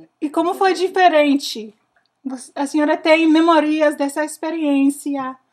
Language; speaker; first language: Portuguese; non-native, learner; English